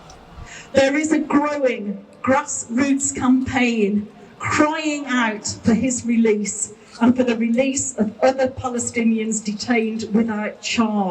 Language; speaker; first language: English; native; English